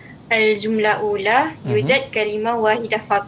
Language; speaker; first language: Arabic; non-native, learner; Malay